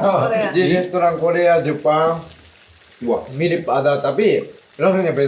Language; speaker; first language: Indonesian; non-native, learner; Japanese